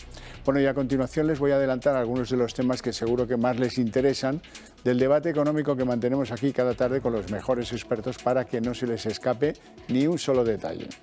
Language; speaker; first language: Spanish; native; Spanish